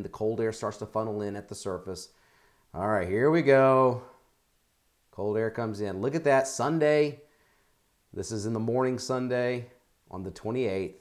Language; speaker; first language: English; native; English